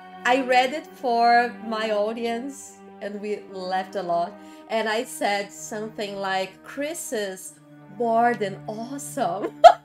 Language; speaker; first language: English; non-native, fluent; Portuguese